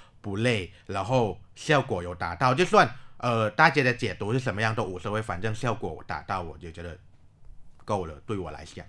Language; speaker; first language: Chinese; non-native, fluent; Thai